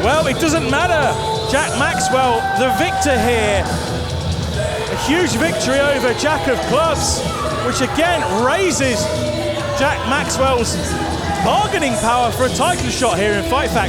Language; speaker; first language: English; native; English